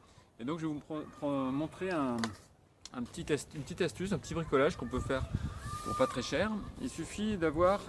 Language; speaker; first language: French; native; French